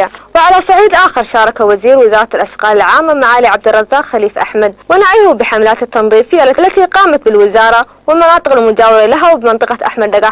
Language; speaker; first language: Arabic; non-native, local second language; Somali